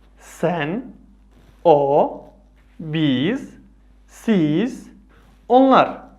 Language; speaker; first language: Turkish; non-native, fluent; Persian